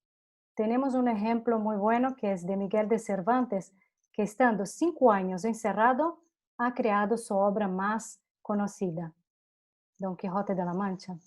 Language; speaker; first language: Spanish; non-native, fluent; Portuguese